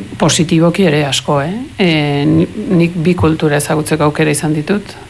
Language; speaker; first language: Basque; early bilingual, heritage; Spanish